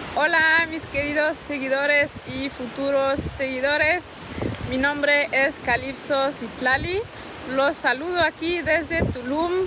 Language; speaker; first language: Spanish; early bilingual, heritage; Spanish